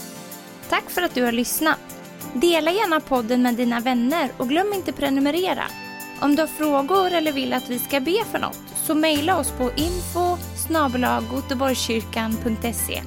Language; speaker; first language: Swedish; native; Swedish